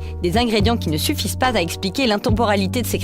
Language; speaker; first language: French; native; French